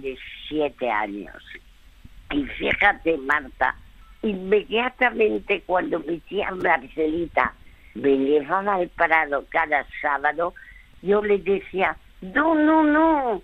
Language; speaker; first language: Spanish; early bilingual, other home language; French